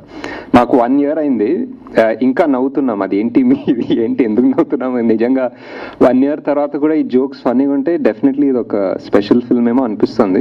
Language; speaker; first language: Telugu; native; Telugu